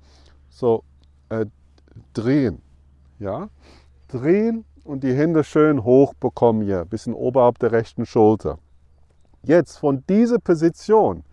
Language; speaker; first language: German; non-native, fluent; English